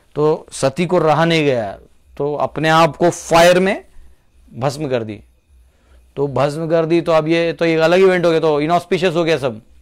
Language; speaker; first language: Hindi; non-native, local second language; Marathi